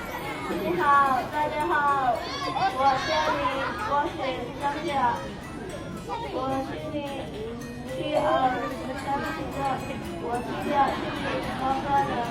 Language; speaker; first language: Chinese; non-native, learner; Indonesian